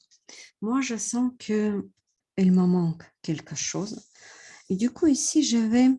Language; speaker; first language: French; non-native, fluent; Russian